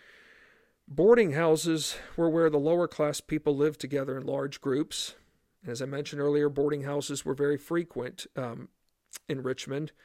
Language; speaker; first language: English; native; English